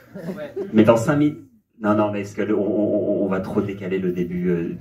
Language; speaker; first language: French; native; French